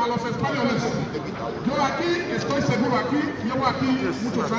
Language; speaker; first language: Spanish; non-native, learner; Igbo